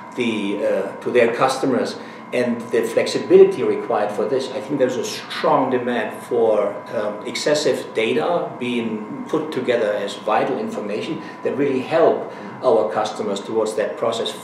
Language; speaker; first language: English; non-native, fluent; German